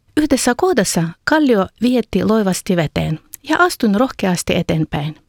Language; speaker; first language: Finnish; non-native, fluent; Ukrainian